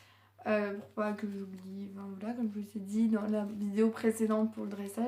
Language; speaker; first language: French; native; French